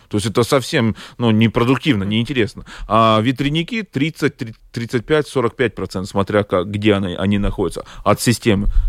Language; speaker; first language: Russian; non-native, local second language; Latvian